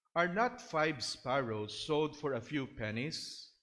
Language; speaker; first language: English; non-native, local second language; Filipino